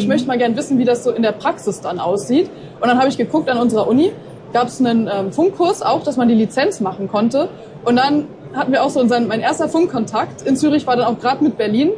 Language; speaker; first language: German; native; German